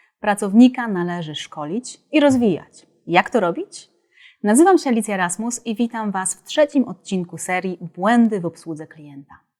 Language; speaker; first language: Polish; native; Polish